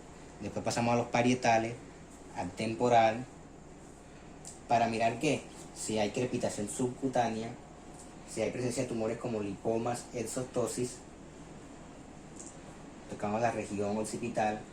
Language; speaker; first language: Spanish; native; Spanish